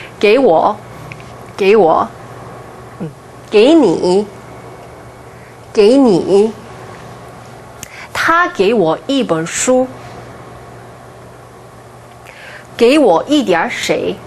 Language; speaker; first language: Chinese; non-native, fluent; Korean